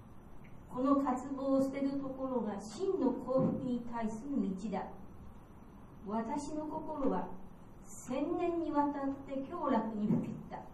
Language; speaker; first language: Japanese; native; Japanese